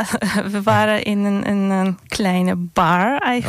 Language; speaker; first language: Dutch; non-native, fluent; Turkish